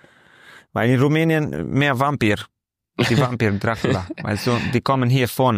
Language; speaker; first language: German; non-native, learner; Romanian